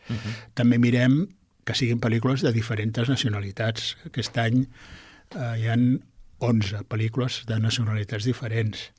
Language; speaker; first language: Catalan; native; Catalan